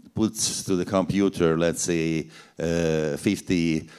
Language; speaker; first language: English; non-native, fluent; Hungarian